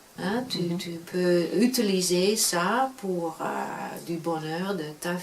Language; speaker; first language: French; non-native, fluent; Dutch